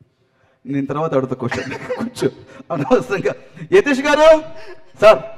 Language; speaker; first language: Telugu; native; Telugu